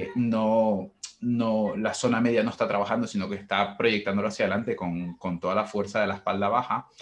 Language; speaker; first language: Spanish; native; Spanish